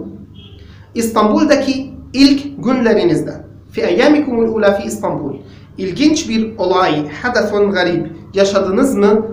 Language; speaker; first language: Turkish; non-native, fluent; Arabic